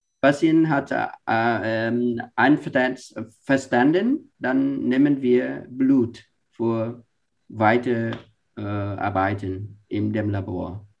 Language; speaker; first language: German; non-native, learner; Vietnamese